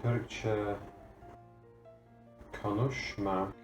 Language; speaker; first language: Turkish; non-native, learner; English